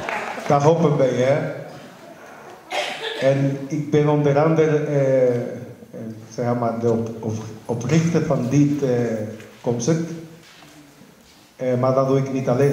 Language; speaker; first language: Dutch; non-native, fluent; Spanish